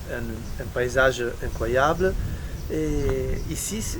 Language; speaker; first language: French; non-native, learner; Italian